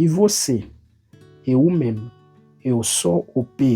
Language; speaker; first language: Portuguese; non-native, learner; Haitian Creole